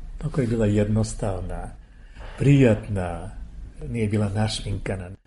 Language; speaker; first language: Serbian; non-native, fluent; Armenian